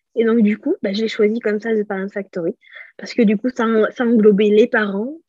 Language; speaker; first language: French; native; French